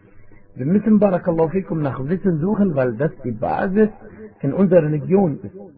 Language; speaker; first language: German; non-native, fluent; Arabic